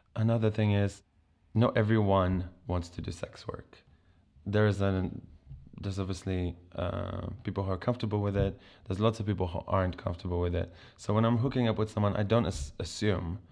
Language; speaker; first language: English; non-native, fluent; Polish